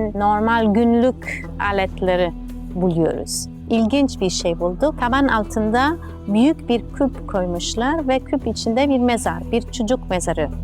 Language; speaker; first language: Turkish; non-native, learner; Italian